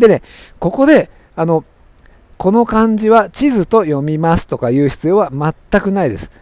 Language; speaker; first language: Japanese; native; Japanese